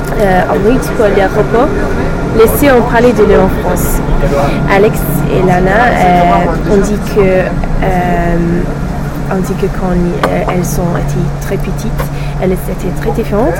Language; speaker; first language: French; non-native, learner; English